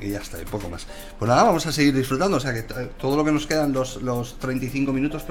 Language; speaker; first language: Spanish; native; Spanish